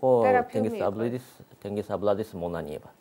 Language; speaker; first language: Georgian; non-native, fluent; Japanese